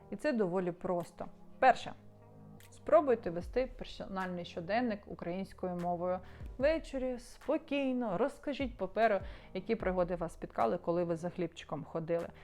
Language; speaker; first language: Ukrainian; non-native, local second language; Russian